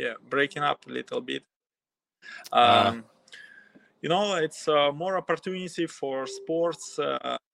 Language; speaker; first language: English; non-native, learner; Russian